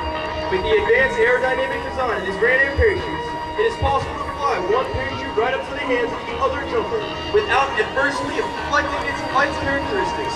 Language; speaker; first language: English; native; English